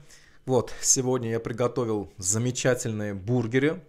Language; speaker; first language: Russian; non-native, local second language; Azerbaijani